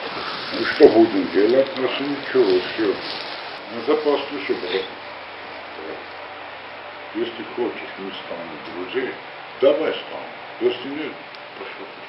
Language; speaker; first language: Russian; non-native, learner; Armenian